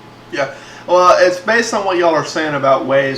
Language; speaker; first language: English; native; English